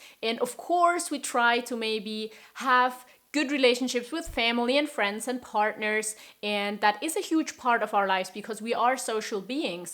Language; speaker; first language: English; non-native, fluent; German